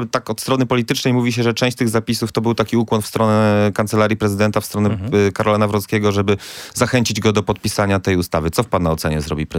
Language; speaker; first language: Polish; native; Polish